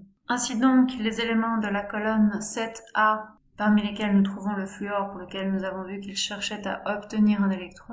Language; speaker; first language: French; native; French